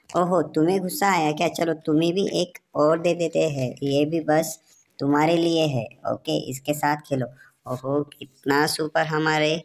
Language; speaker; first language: Hindi; native; Hindi